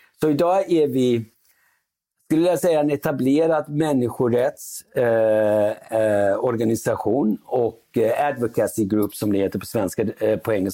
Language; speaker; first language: Swedish; early bilingual, other home language; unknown